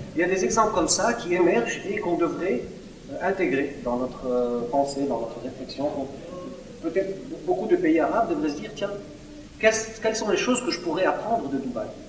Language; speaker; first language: French; non-native, local second language; Arabic